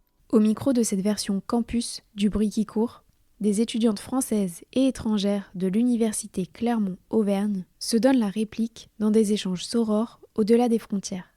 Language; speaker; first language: French; native; French